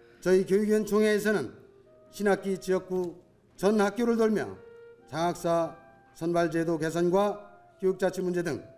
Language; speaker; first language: Korean; native; Korean